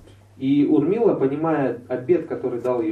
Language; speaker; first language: Russian; native; Russian